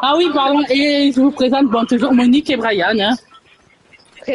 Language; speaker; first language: French; native; French